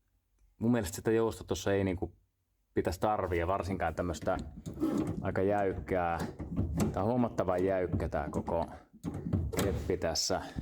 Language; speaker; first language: Finnish; native; Finnish